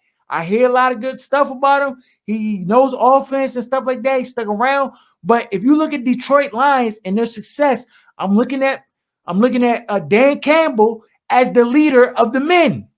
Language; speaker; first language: English; native; English